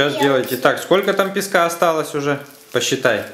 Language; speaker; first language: Russian; native; Russian